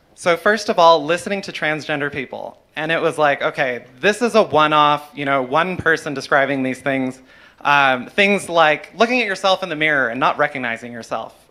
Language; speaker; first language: English; native; English